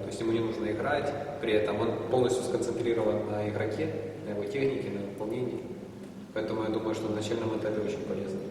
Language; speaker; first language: Russian; native; Russian